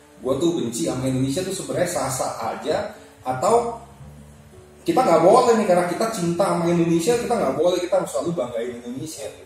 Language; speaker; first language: Indonesian; native; Indonesian